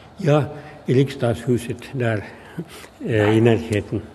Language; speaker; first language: Norwegian; non-native, fluent; Finnish